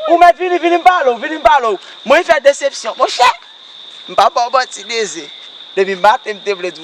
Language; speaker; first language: Haitian Creole; native; Haitian Creole